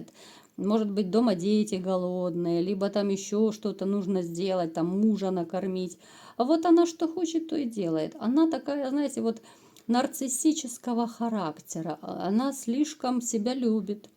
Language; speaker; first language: Russian; native; Russian